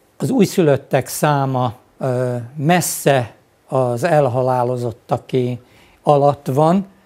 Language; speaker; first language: Hungarian; native; Hungarian